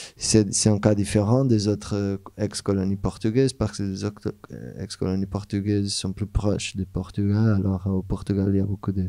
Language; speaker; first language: French; non-native, fluent; Portuguese